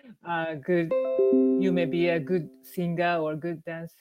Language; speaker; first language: English; non-native, learner; Japanese